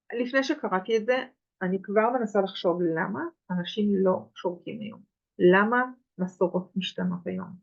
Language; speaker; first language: Hebrew; native; Hebrew